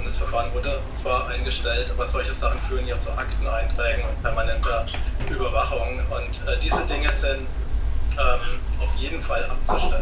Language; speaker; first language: German; native; German